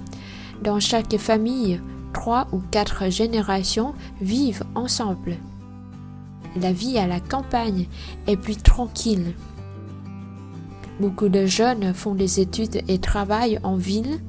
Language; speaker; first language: French; non-native, learner; Vietnamese